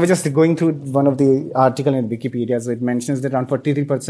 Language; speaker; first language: English; non-native, local second language; Hindi